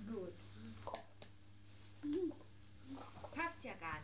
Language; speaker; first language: German; native; German